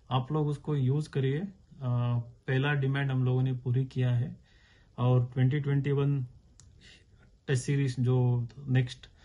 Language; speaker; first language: Hindi; non-native, local second language; Kannada